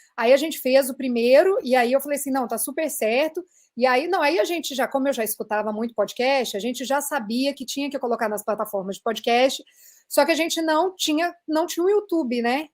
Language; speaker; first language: Portuguese; native; Portuguese